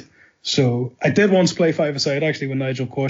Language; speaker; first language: English; native; English